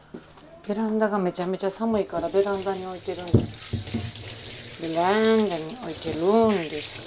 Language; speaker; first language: Japanese; native; Japanese